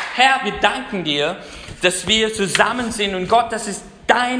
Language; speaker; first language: German; non-native, fluent; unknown